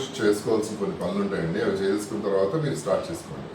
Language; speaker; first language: Telugu; native; Telugu